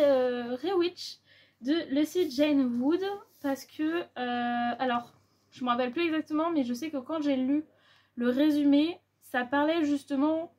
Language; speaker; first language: French; native; French